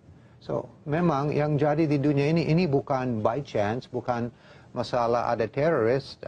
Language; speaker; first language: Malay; non-native, fluent; English